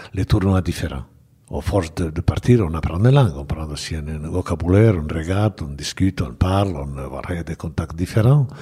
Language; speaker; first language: French; non-native, fluent; Bosnian